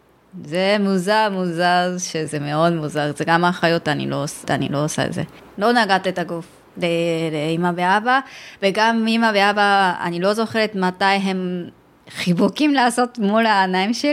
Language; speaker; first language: Hebrew; non-native, learner; Japanese